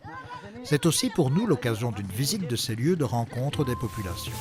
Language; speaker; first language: French; native; French